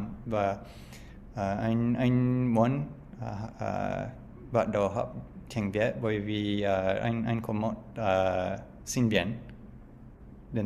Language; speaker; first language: Vietnamese; non-native, learner; English